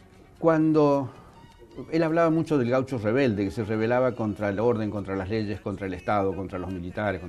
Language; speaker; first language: Spanish; native; Spanish